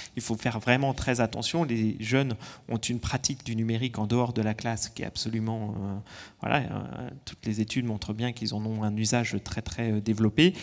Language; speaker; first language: French; native; French